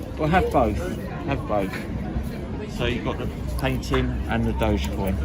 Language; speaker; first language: English; native; English